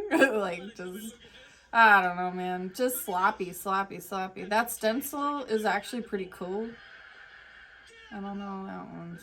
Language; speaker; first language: English; native; English